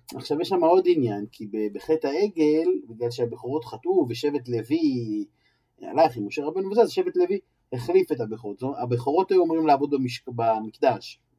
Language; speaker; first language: Hebrew; native; Hebrew